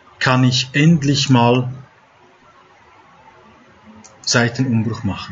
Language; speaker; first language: German; non-native, fluent; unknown